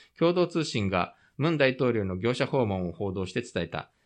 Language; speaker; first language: Japanese; native; Japanese